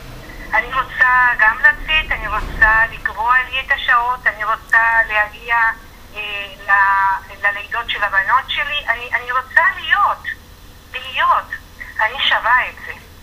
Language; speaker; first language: Hebrew; non-native, fluent; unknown